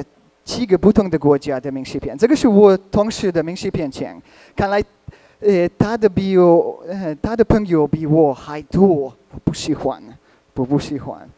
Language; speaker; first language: Chinese; non-native, learner; Hungarian